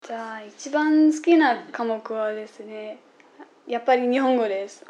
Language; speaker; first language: Japanese; non-native, fluent; English